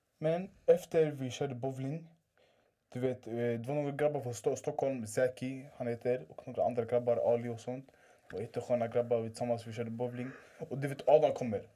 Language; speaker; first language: Swedish; early bilingual, other home language; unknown